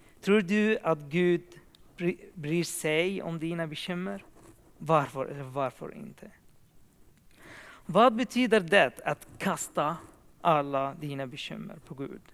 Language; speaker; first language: Swedish; non-native, fluent; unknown